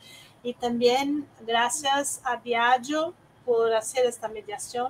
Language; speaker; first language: Spanish; non-native, learner; Portuguese